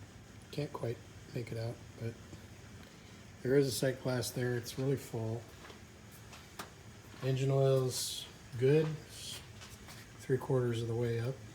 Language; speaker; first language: English; native; English